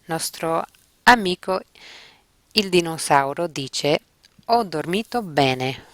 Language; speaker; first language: Italian; non-native, fluent; English